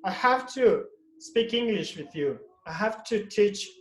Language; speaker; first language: English; non-native, fluent; Persian